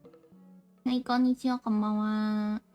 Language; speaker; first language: Japanese; non-native, learner; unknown